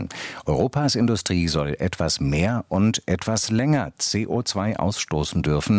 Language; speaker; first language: German; native; German